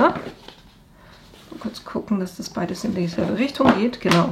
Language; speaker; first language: German; native; German